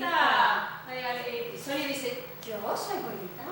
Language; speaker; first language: Spanish; non-native, fluent; English